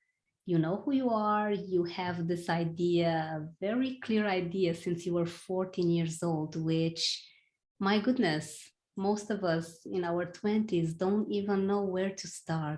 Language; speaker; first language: English; non-native, fluent; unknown